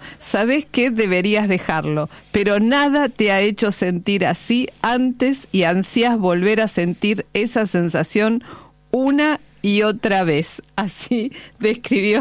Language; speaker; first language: Spanish; native; Spanish